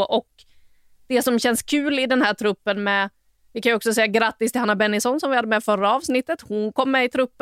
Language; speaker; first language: Swedish; native; Swedish